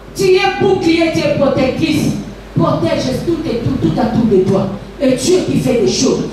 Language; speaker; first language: French; non-native, local second language; Lingala